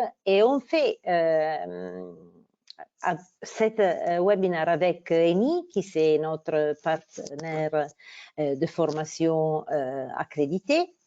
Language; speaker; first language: French; non-native, fluent; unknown